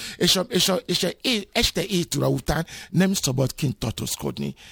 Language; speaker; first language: Hungarian; non-native, learner; Yoruba